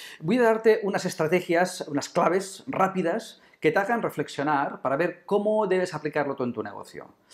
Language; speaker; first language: Spanish; non-native, local second language; Catalan